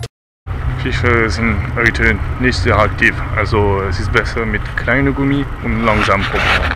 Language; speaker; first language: German; non-native, learner; French